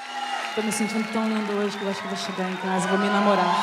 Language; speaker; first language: Portuguese; native; Portuguese